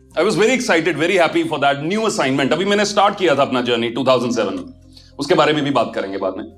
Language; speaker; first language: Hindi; non-native, local second language; Punjabi